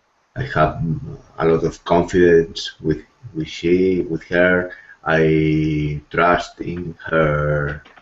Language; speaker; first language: English; non-native, fluent; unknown